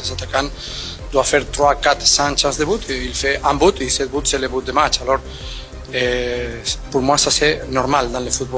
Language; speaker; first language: French; non-native, learner; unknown